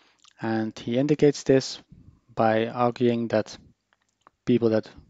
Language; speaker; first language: English; non-native, fluent; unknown